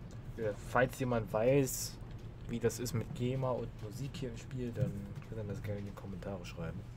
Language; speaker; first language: German; native; German